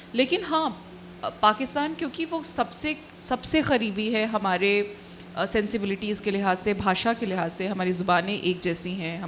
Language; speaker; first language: Hindi; native; Hindi